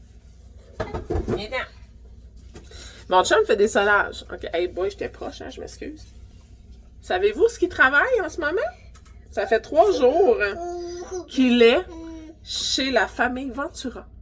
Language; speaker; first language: French; native; French